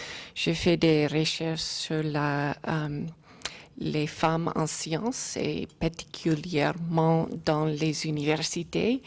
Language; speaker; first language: French; non-native, learner; English